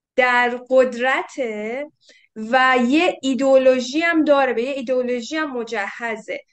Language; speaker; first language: Persian; native; Persian